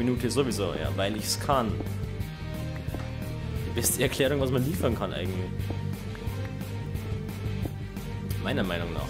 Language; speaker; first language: German; native; German